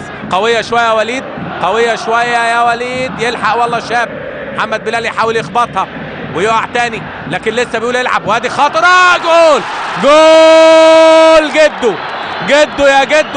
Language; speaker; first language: Arabic; native; Arabic